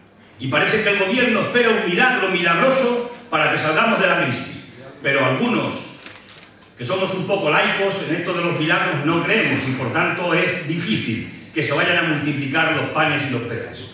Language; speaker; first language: Spanish; native; Spanish